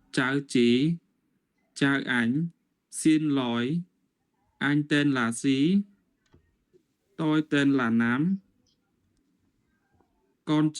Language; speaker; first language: Vietnamese; non-native, learner; Khmer